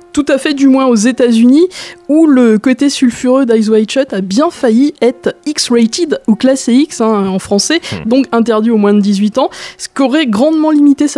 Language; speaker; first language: French; native; French